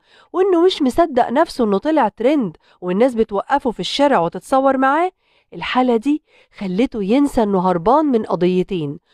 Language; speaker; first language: Arabic; native; Arabic